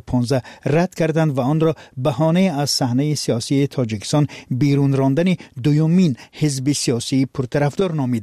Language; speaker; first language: Persian; native; Persian